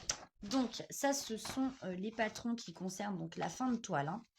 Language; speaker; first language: French; native; French